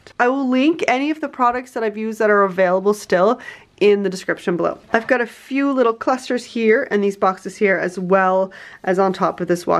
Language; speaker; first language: English; native; English